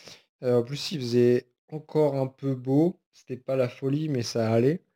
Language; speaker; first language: French; native; French